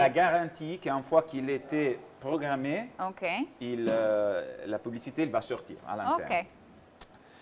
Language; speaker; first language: French; non-native, learner; Italian